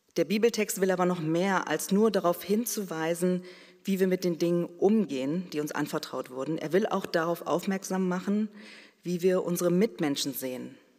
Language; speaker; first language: German; early bilingual, other home language; Korean